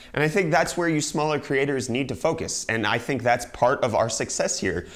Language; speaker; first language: English; native; English